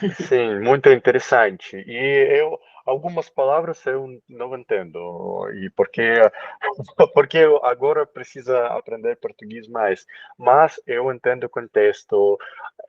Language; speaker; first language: Portuguese; non-native, learner; Russian